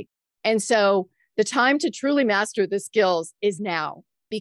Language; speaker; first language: English; native; English